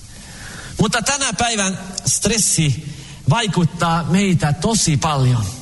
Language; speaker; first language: Finnish; early bilingual, heritage; Finnish